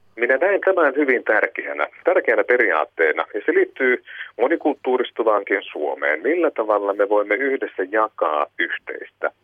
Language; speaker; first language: Finnish; native; Finnish